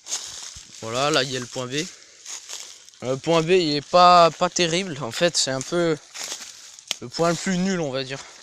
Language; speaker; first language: French; native; French